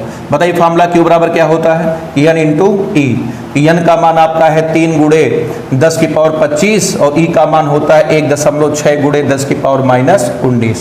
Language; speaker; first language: Hindi; native; Hindi